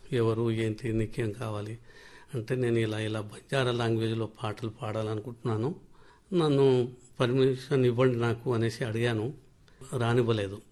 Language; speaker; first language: Telugu; non-native, local second language; Lambadi